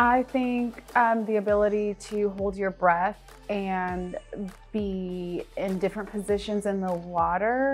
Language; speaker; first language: English; native; English